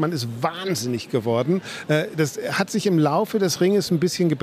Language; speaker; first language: German; native; German